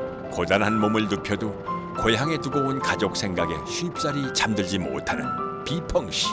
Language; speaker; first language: Korean; native; Korean